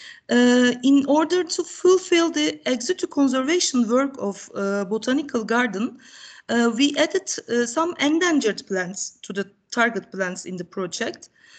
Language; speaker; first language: English; non-native, fluent; Turkish